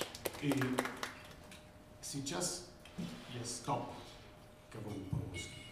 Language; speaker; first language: Russian; non-native, learner; German